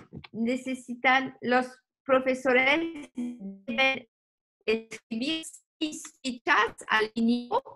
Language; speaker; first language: Spanish; non-native, learner; French